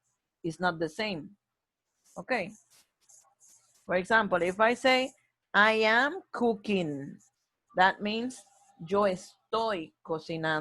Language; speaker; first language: English; non-native, fluent; Spanish